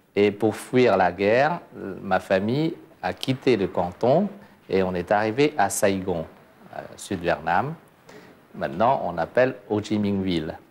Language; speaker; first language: French; non-native, fluent; Cantonese